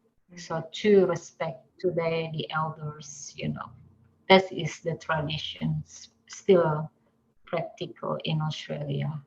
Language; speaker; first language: English; non-native, fluent; Indonesian